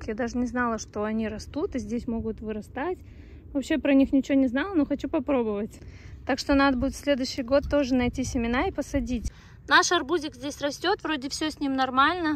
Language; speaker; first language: Russian; native; Russian